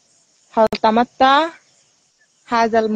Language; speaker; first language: Arabic; non-native, learner; Bangla